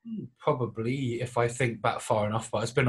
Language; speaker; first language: English; native; English